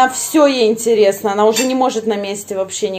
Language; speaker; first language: Russian; native; Russian